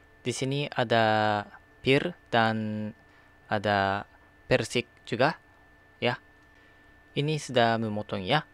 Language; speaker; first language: Indonesian; non-native, learner; Japanese